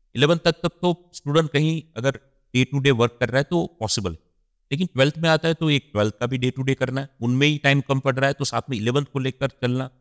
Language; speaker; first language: Hindi; non-native, local second language; Gujarati